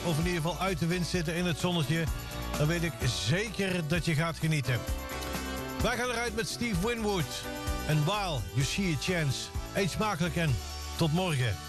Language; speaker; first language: Dutch; native; Dutch